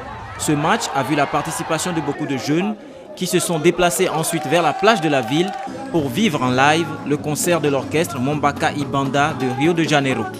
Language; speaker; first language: French; native; French